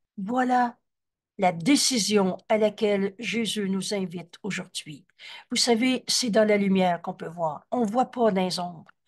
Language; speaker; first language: French; native; French